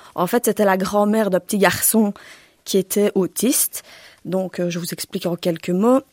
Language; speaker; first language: French; early bilingual, other home language; Turkish